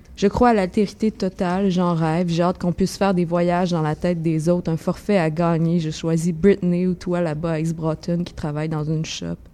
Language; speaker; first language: French; native; French